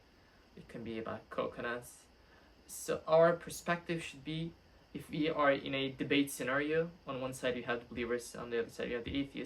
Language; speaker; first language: English; non-native, fluent; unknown